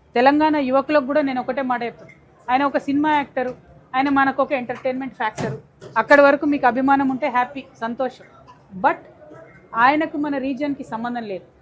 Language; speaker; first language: Telugu; native; Telugu